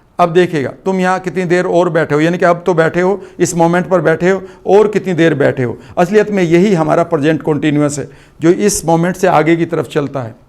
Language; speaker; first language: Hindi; native; Hindi